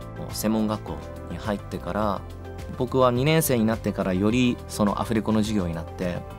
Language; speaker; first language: Japanese; early bilingual, heritage; Japanese